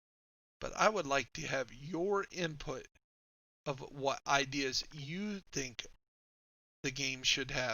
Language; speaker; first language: English; native; English